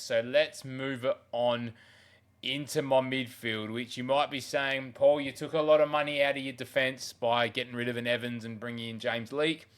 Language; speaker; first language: English; native; English